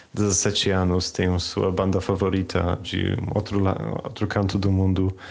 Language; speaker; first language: Portuguese; non-native, fluent; Polish